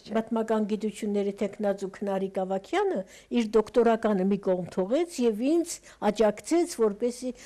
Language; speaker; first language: Armenian; early bilingual, heritage; Armenian